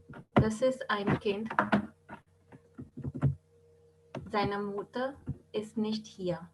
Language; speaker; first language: German; non-native, fluent; Urdu